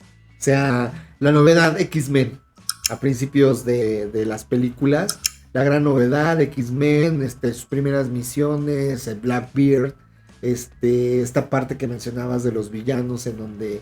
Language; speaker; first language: Spanish; native; Spanish